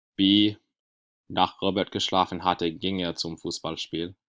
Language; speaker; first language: German; non-native, learner; English